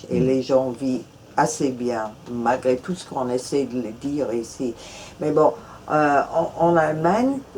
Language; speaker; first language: French; non-native, fluent; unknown